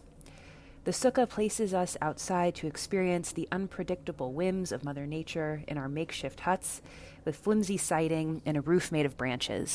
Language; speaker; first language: English; native; English